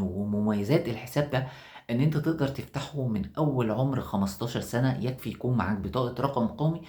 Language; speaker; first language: Arabic; native; Arabic